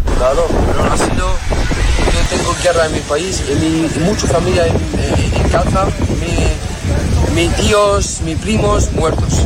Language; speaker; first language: Spanish; non-native, learner; Arabic